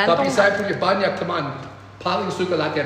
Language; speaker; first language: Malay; non-native, learner; English